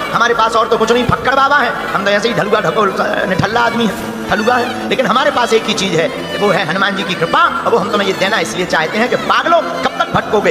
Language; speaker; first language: Hindi; native; Hindi